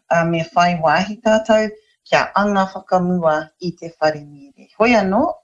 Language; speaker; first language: Māori; non-native, local second language; English